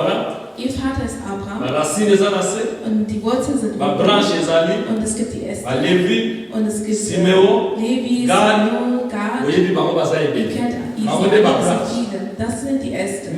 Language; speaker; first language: German; non-native, fluent; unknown